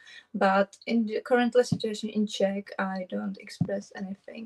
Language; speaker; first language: English; non-native, learner; Czech